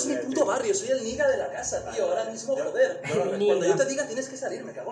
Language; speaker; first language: Spanish; native; Spanish